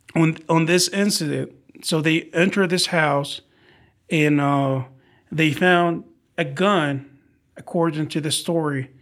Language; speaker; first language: English; non-native, fluent; Arabic